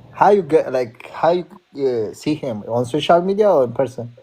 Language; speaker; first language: English; non-native, learner; Amharic